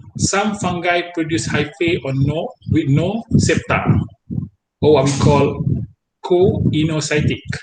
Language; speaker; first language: English; non-native, local second language; Malay